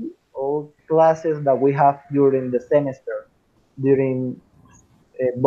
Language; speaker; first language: English; non-native, fluent; Spanish